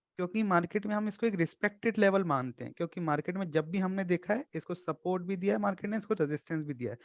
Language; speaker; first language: Hindi; native; Hindi